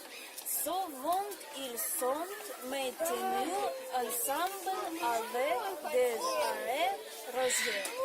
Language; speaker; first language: French; non-native, learner; Russian